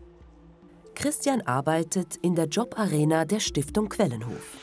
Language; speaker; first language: German; native; German